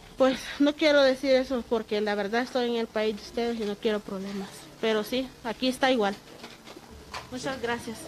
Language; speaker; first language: Spanish; native; Spanish